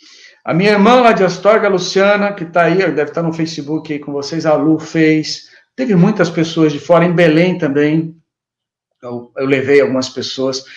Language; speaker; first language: Portuguese; native; Portuguese